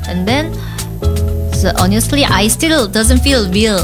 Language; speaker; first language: English; non-native, learner; Korean